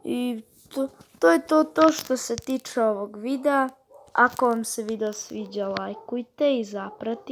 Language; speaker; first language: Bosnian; early bilingual, heritage; Croatian